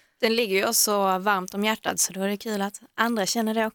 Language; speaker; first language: Swedish; native; Swedish